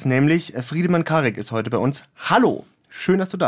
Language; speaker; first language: German; native; German